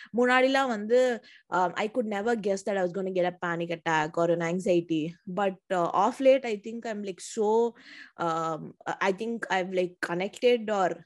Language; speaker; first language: English; non-native, local second language; Tamil